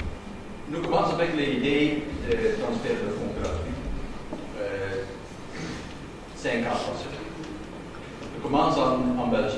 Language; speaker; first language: French; non-native, learner; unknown